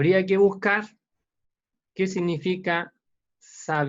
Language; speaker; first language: Spanish; native; Spanish